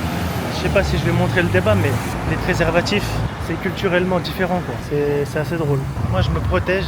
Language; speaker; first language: French; native; French